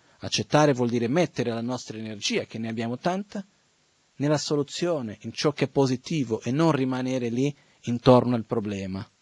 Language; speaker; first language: Italian; non-native, fluent; Portuguese